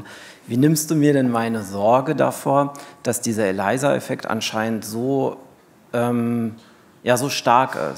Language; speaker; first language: German; native; German